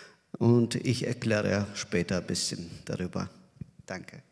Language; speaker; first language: German; non-native, learner; Azerbaijani